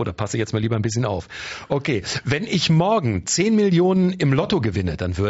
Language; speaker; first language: German; native; German